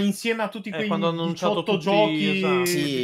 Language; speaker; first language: Italian; native; Italian